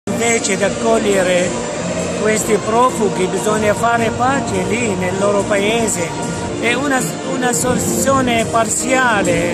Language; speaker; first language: Italian; non-native, fluent; Arabic